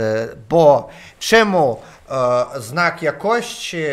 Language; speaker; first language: Polish; non-native, learner; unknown